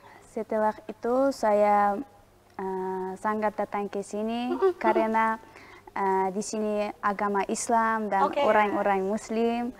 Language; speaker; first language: Indonesian; non-native, learner; Uzbek